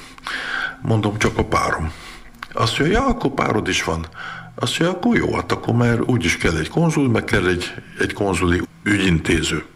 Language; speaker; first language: Hungarian; early bilingual, heritage; Hungarian